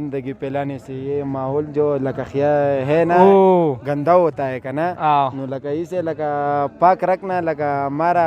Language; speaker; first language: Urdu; non-native, local second language; Pashto